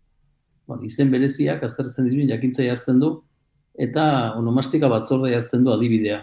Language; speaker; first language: Basque; native; Basque